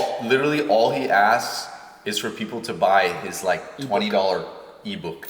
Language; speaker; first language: English; native; English